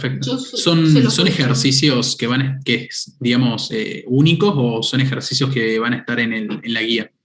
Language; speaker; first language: Spanish; native; Spanish